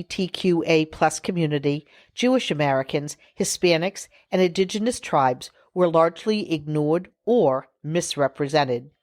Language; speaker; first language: English; native; English